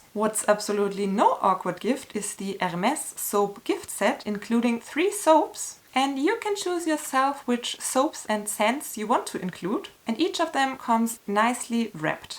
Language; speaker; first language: English; non-native, fluent; German